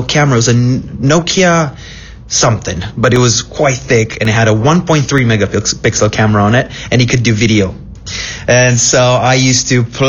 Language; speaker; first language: English; non-native, fluent; Romanian